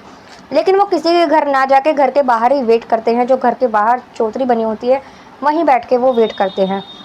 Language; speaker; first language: Hindi; native; Hindi